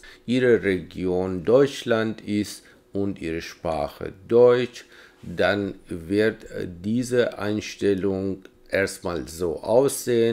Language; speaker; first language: German; non-native, fluent; Persian